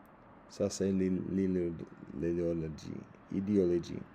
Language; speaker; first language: French; non-native, learner; English